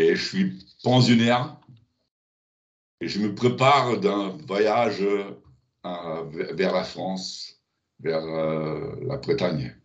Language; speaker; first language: French; non-native, learner; German